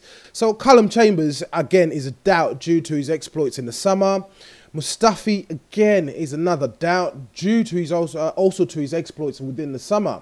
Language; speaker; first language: English; native; English